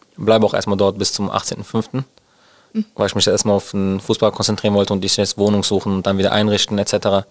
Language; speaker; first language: German; early bilingual, other home language; Turkish